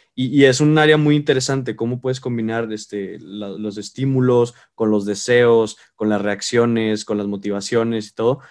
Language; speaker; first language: Spanish; native; Spanish